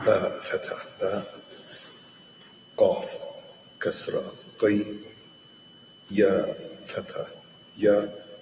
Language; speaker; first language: Arabic; non-native, learner; English